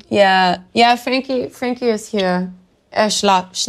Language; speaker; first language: German; non-native, learner; English